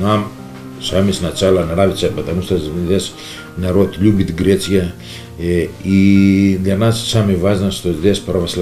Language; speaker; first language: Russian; non-native, learner; Greek